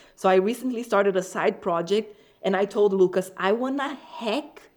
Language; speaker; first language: English; non-native, fluent; Portuguese